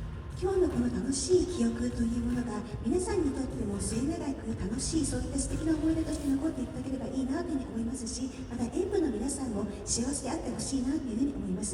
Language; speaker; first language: Japanese; native; Japanese